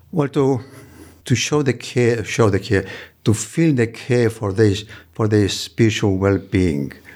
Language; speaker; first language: English; non-native, fluent; Polish